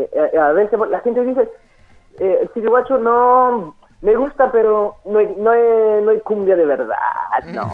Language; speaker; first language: Spanish; non-native, fluent; French